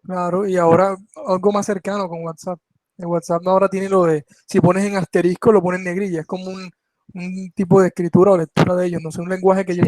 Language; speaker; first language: Spanish; native; Spanish